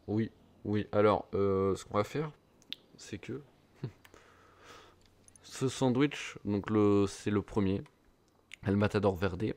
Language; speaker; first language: French; native; French